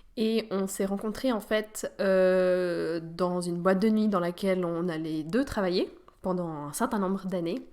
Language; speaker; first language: French; native; French